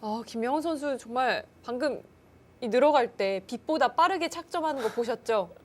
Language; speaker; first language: Korean; native; Korean